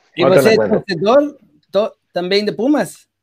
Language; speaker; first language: Portuguese; non-native, learner; Spanish